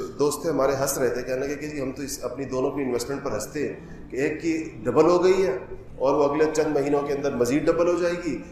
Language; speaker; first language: Urdu; non-native, local second language; Pashto